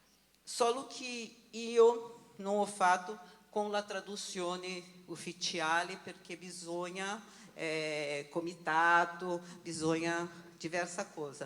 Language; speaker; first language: Italian; non-native, learner; Portuguese